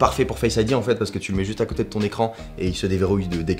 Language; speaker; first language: French; native; French